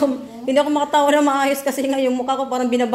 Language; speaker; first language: Filipino; native; Filipino